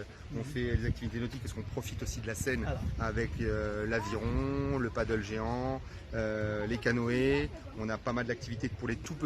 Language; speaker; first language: French; native; French